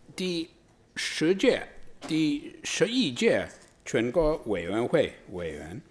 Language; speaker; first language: Chinese; non-native, fluent; English